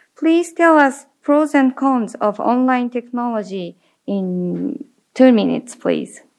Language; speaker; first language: English; non-native, fluent; Japanese